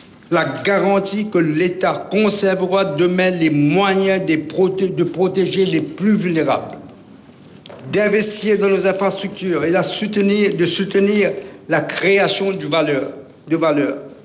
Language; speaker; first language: French; non-native, local second language; Morisyen